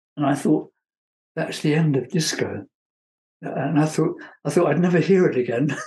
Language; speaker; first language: English; native; English